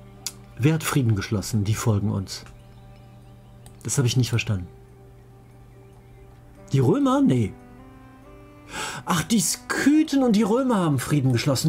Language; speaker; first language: German; native; German